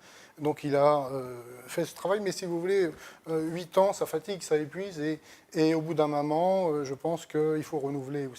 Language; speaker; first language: French; native; French